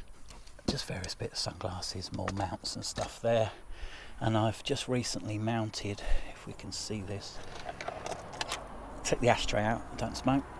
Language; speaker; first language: English; native; English